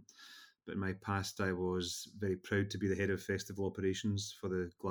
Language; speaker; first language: English; native; English